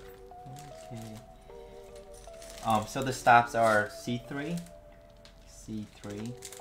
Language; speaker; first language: English; non-native, fluent; Vietnamese